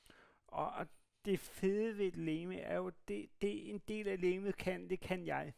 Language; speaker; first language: Danish; native; Danish